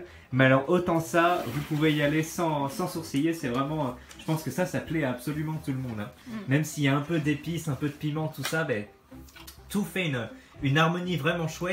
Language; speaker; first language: French; native; French